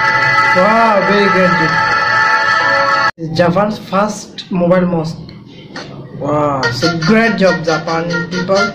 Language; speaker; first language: English; non-native, learner; Bangla